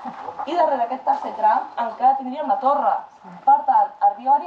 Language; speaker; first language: Catalan; native; Catalan